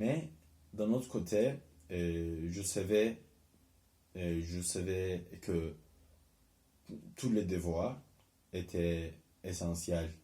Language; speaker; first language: French; non-native, learner; Turkish